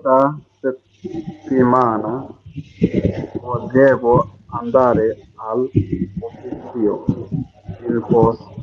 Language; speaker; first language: Italian; non-native, learner; Bangla